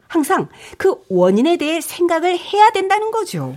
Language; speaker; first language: Korean; native; Korean